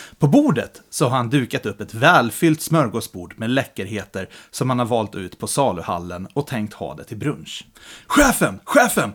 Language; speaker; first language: Swedish; native; Swedish